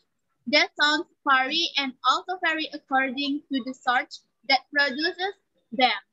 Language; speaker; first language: English; non-native, learner; Indonesian